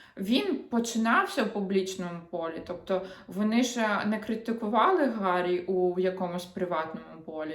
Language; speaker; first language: Ukrainian; non-native, local second language; Russian